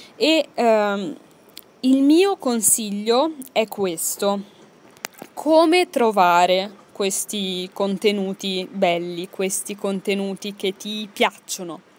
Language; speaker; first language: Italian; native; Italian